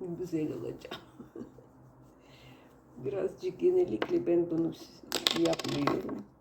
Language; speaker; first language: Turkish; non-native, learner; Russian